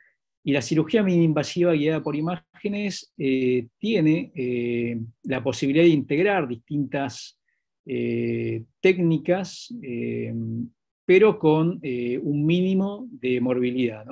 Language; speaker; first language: Spanish; native; Spanish